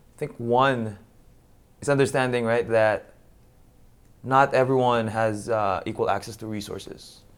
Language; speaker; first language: English; non-native, local second language; Filipino